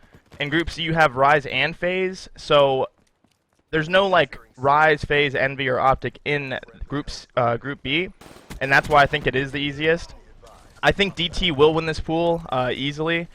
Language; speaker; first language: English; native; English